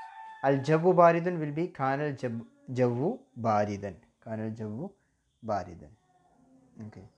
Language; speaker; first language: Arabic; non-native, fluent; Malayalam